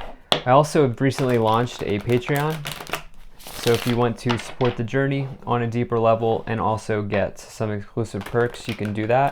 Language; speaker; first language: English; native; English